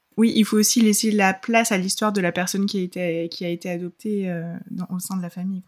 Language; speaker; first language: French; native; French